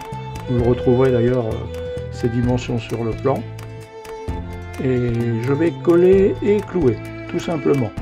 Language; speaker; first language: French; native; French